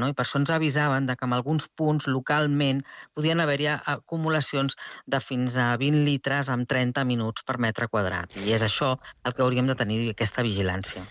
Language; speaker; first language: Catalan; native; Catalan